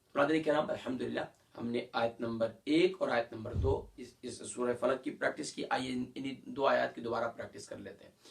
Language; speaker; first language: Urdu; native; Urdu